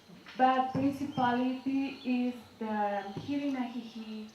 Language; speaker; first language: English; non-native, learner; Spanish